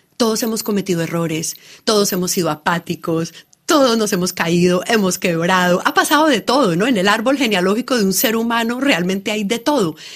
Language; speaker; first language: Spanish; native; Spanish